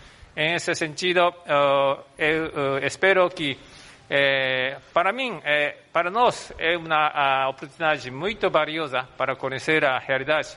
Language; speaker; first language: Portuguese; non-native, fluent; Japanese